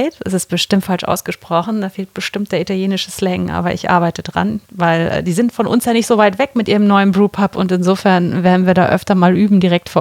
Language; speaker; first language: German; native; German